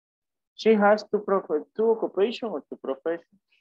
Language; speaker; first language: English; non-native, fluent; Spanish